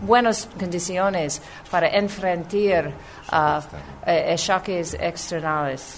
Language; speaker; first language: Spanish; non-native, fluent; English